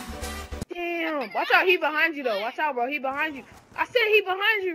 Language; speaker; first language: English; native; English